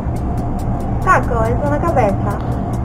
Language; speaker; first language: Spanish; non-native, learner; English